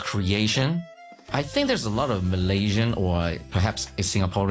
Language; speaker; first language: English; non-native, local second language; Chinese